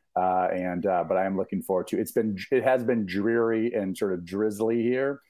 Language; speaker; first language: English; native; English